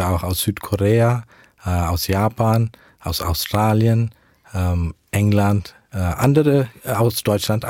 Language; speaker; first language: German; early bilingual, heritage; German